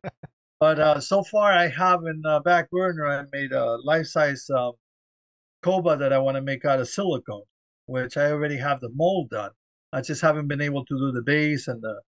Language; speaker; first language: English; early bilingual, other home language; Spanish